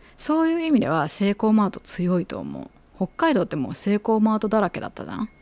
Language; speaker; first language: Japanese; native; Japanese